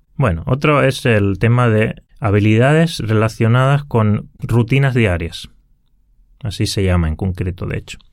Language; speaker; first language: Spanish; native; Spanish